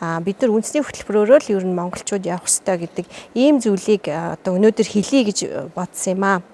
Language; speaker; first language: Mongolian; native; Mongolian